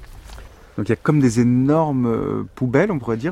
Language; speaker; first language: French; native; French